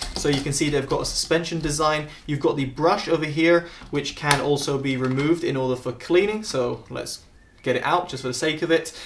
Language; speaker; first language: English; native; English